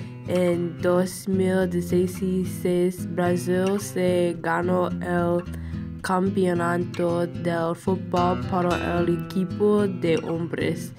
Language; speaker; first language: Spanish; non-native, learner; English